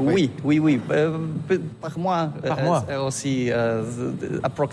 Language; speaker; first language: French; non-native, learner; Polish